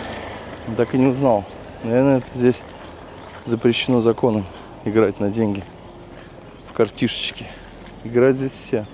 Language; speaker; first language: Russian; native; Russian